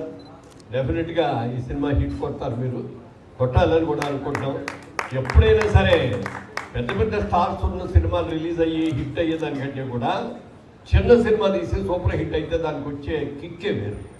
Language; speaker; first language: Telugu; native; Telugu